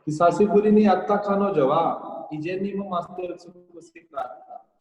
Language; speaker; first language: Japanese; non-native, fluent; Hindi